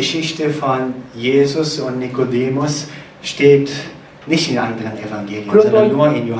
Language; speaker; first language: German; non-native, fluent; Korean